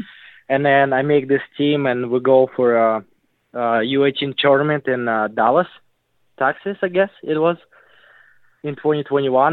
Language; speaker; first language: English; non-native, learner; Russian